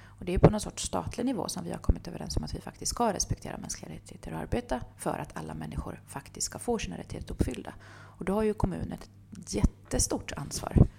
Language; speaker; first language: Swedish; early bilingual, other home language; Bosnian